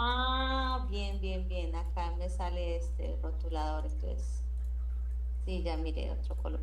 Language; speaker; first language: Spanish; native; Spanish